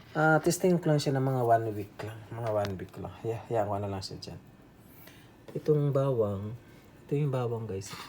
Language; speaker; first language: Filipino; non-native, local second language; Aklanon